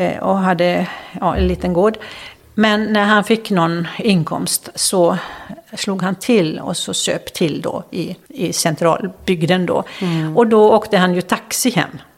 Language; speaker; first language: Swedish; non-native, local second language; Finnish